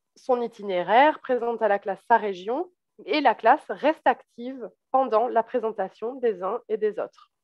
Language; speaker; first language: French; native; French